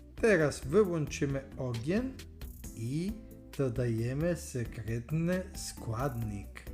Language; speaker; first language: Polish; non-native, learner; Italian